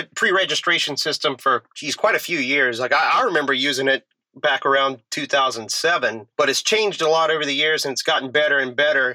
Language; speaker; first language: English; native; English